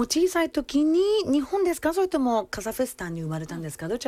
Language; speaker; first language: Japanese; native; Japanese